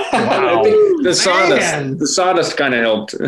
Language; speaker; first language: English; native; English